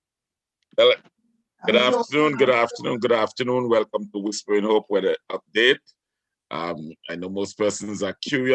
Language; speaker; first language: English; native; English